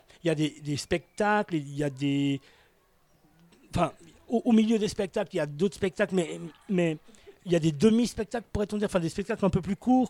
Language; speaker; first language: French; native; French